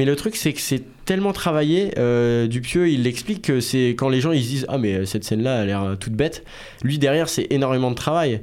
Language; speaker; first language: French; native; French